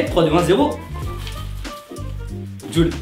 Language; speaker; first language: French; native; French